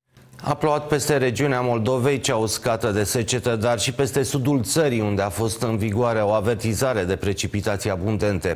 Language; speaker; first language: Romanian; native; Romanian